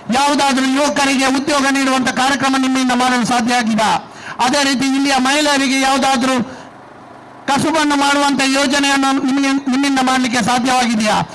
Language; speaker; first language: Kannada; non-native, local second language; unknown